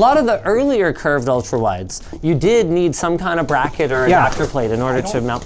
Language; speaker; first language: English; native; English